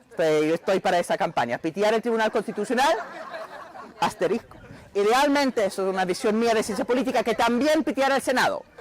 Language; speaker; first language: Spanish; non-native, fluent; English